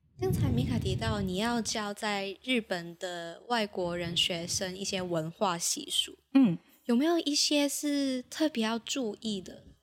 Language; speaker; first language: Chinese; non-native, local second language; Cantonese